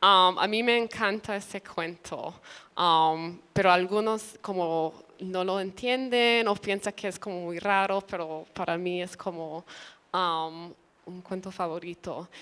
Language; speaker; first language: Spanish; early bilingual, other home language; English